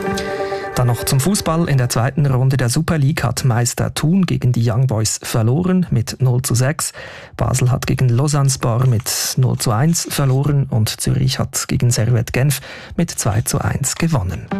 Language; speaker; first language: German; native; German